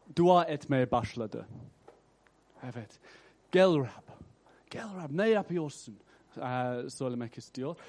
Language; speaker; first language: Turkish; non-native, fluent; English